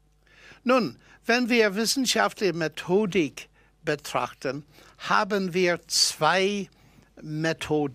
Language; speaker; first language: German; non-native, fluent; English